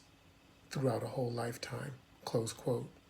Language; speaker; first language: English; native; English